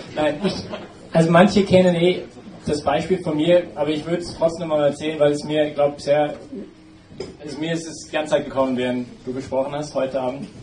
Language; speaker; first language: German; non-native, fluent; English